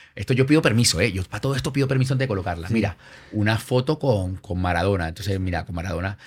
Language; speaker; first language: Spanish; native; Spanish